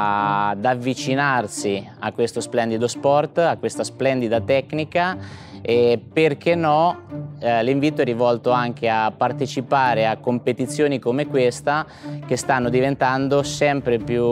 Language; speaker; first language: Italian; native; Italian